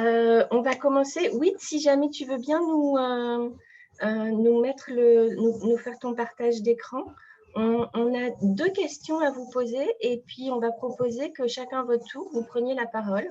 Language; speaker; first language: French; native; French